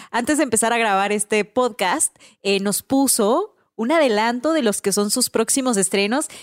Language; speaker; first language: Spanish; native; Spanish